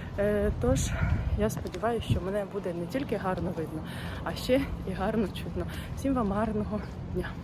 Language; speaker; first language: Ukrainian; non-native, local second language; Russian